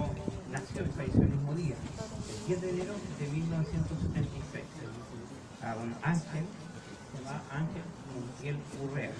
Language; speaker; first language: Spanish; native; Spanish